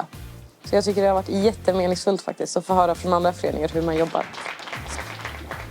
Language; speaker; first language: Swedish; native; Swedish